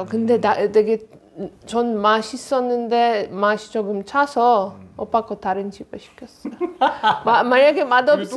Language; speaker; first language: Korean; non-native, learner; Polish